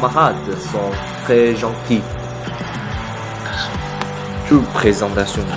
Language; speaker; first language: French; non-native, learner; Chinese